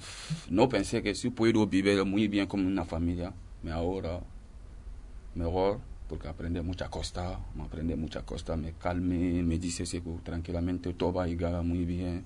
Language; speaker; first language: Spanish; non-native, learner; French